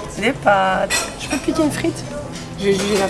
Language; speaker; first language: French; native; French